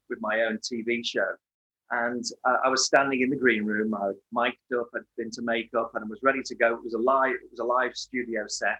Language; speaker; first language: English; native; English